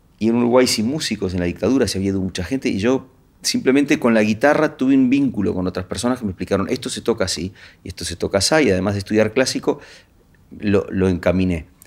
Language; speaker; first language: Spanish; native; Spanish